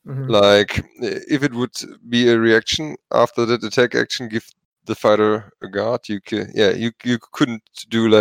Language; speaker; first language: English; non-native, fluent; German